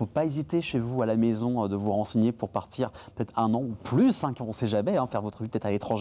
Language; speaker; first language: French; native; French